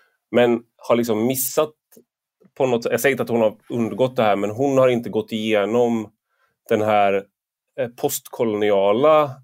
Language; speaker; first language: Swedish; native; Swedish